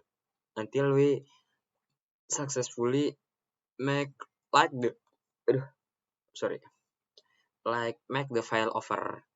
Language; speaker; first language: English; non-native, learner; Indonesian